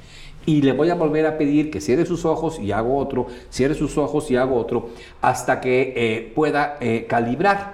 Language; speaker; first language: Spanish; native; Spanish